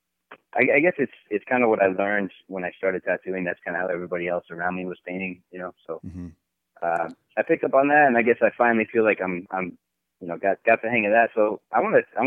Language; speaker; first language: English; native; English